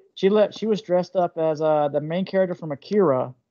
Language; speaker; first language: English; native; English